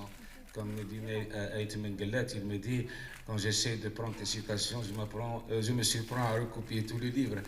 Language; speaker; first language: French; non-native, local second language; Arabic